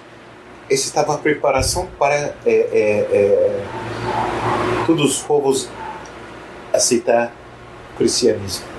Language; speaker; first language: Portuguese; non-native, fluent; Arabic